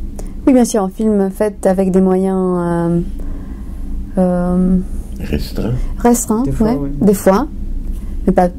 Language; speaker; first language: French; non-native, fluent; Romanian